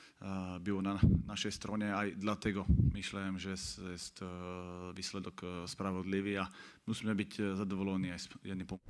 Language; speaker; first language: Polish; non-native, learner; Slovak